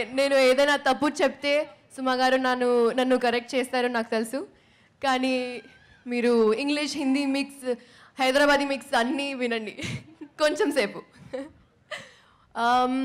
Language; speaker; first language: Telugu; non-native, local second language; Hindi